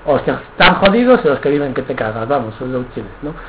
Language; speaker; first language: Spanish; non-native, local second language; Galician